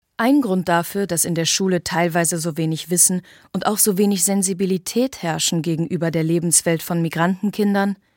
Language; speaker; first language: German; native; German